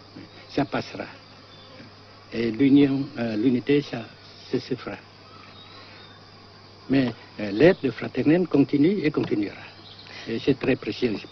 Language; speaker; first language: French; non-native, local second language; Vietnamese